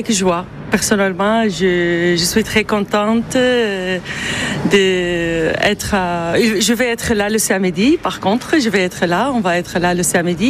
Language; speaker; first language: French; non-native, fluent; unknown